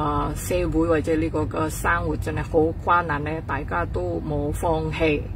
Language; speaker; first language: Cantonese; non-native, fluent; Indonesian